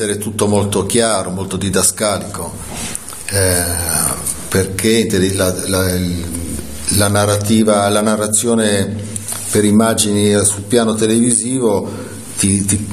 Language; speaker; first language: Italian; native; Italian